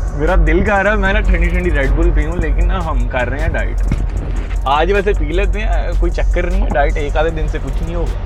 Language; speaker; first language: Urdu; non-native, local second language; Punjabi